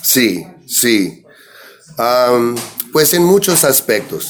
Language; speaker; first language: Spanish; early bilingual, heritage; English